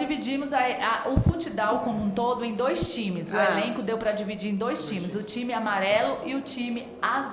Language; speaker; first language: Portuguese; native; Portuguese